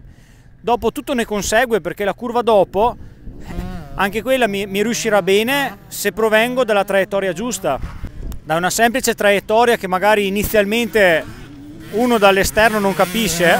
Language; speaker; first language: Italian; native; Italian